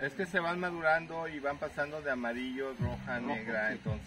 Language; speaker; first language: Spanish; native; Spanish